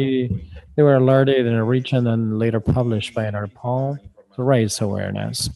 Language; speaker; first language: English; non-native, fluent; Spanish